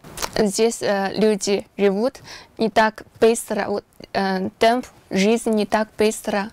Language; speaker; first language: Russian; non-native, learner; Chinese